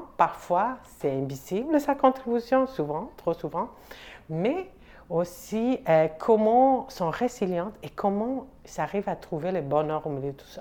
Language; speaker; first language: French; non-native, fluent; Spanish